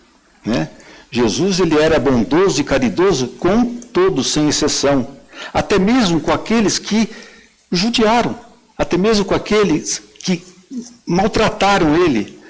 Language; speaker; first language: Portuguese; native; Portuguese